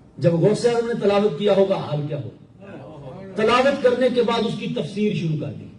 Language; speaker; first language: Urdu; non-native, local second language; Punjabi